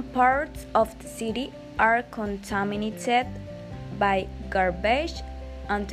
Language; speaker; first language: English; non-native, learner; Spanish